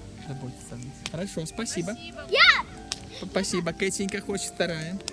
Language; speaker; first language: Russian; native; Russian